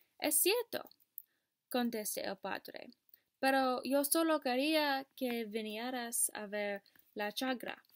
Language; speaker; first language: Spanish; non-native, learner; English